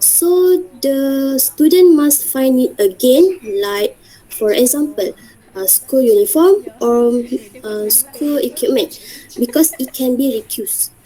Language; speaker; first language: English; non-native, learner; Malay